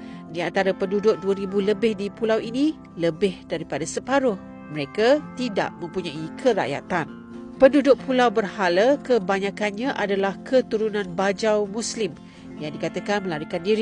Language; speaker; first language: Malay; native; Malay